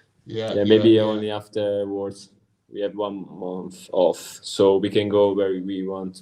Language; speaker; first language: English; non-native, learner; Italian